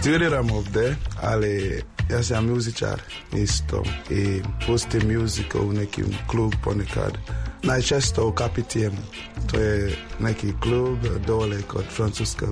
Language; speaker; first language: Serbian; non-native, learner; English